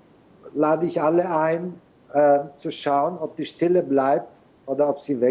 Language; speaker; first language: German; non-native, fluent; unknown